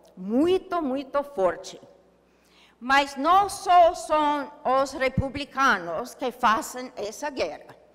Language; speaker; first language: Portuguese; non-native, learner; English